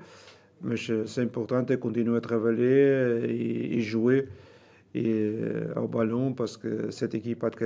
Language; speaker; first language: French; non-native, learner; Portuguese